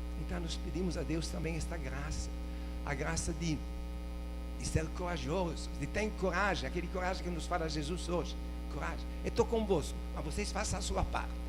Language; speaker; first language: Portuguese; non-native, fluent; Italian